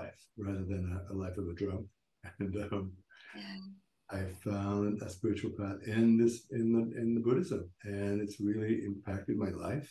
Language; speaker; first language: English; native; English